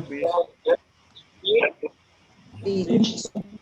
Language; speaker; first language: Portuguese; non-native, learner; Spanish